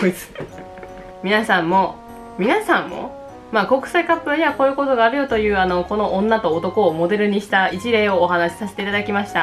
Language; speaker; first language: Japanese; native; Japanese